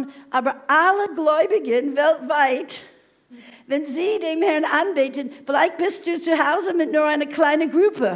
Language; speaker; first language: German; non-native, fluent; English